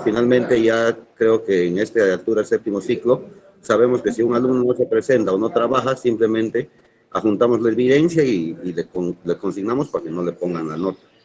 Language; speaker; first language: Spanish; native; Spanish